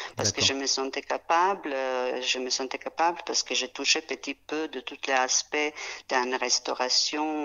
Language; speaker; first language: French; non-native, fluent; Serbian